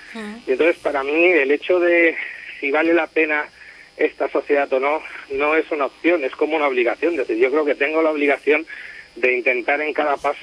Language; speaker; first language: Spanish; native; Spanish